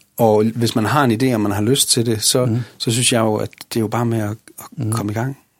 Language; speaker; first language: Danish; native; Danish